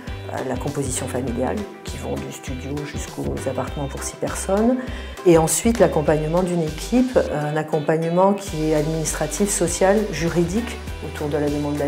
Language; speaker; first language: French; native; French